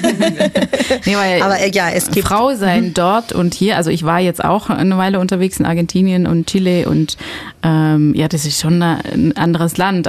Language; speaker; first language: German; non-native, fluent; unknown